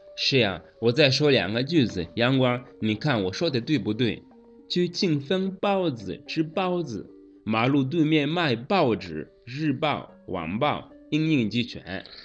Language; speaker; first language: Chinese; non-native, fluent; Kinyarwanda